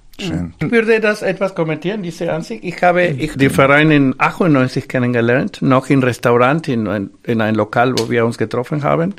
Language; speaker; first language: German; non-native, fluent; Spanish